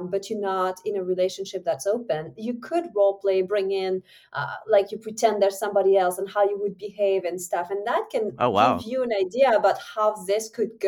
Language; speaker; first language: English; non-native, fluent; French